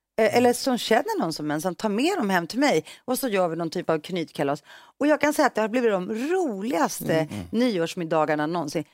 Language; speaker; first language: Swedish; early bilingual, other home language; Greek